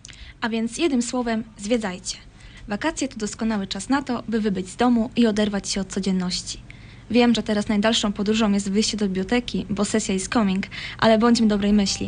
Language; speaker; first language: Polish; native; Polish